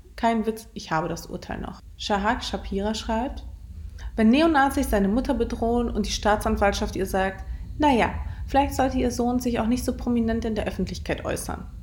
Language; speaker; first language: German; early bilingual, other home language; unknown